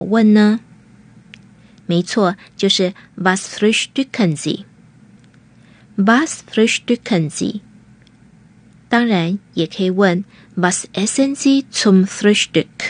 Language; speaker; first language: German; non-native, fluent; Chinese